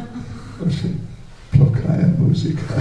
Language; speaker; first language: Russian; non-native, learner; English